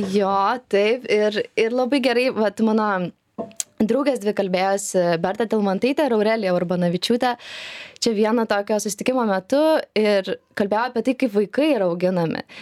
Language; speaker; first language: Lithuanian; native; Lithuanian